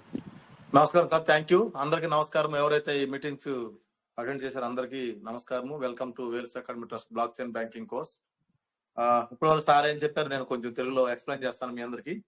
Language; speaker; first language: Telugu; native; Telugu